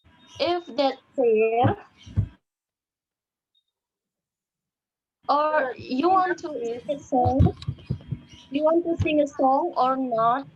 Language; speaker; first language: English; non-native, learner; Indonesian